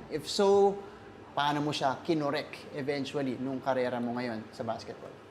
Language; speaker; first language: Filipino; native; Filipino